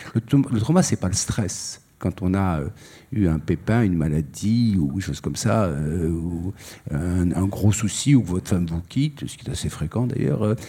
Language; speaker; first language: French; native; French